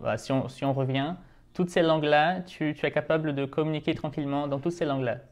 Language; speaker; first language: French; non-native, fluent; Portuguese